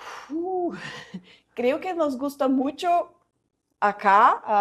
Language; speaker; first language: Spanish; non-native, fluent; Portuguese